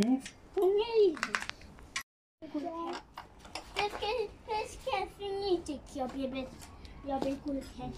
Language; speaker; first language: Polish; early bilingual, heritage; Polish